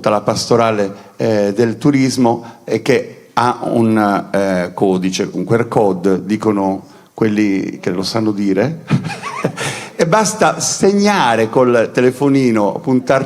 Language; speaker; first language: Italian; native; Italian